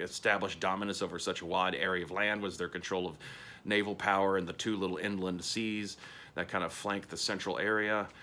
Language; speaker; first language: English; native; English